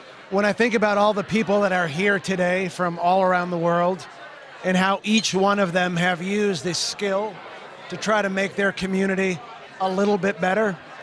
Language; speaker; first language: English; early bilingual, other home language; Portuguese